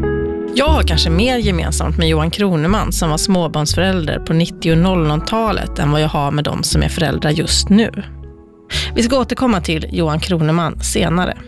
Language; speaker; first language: Swedish; native; Swedish